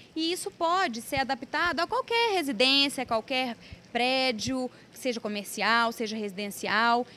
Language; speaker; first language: Portuguese; native; Portuguese